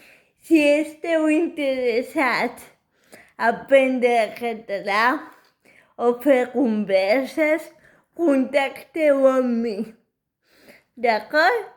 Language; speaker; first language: Catalan; non-native, fluent; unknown